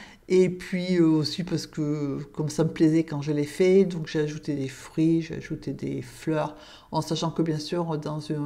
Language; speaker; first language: French; native; French